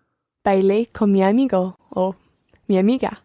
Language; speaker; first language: Spanish; non-native, learner; English